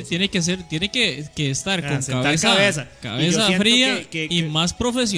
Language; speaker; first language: Spanish; native; Spanish